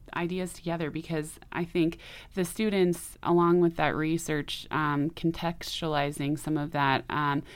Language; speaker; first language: English; native; English